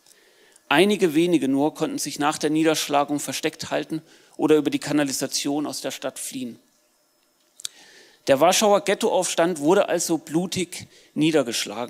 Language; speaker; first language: German; native; German